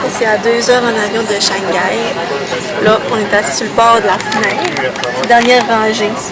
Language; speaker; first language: French; early bilingual, other home language; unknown